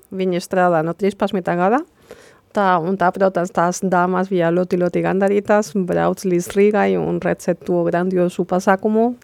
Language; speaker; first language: Latvian; non-native, fluent; Spanish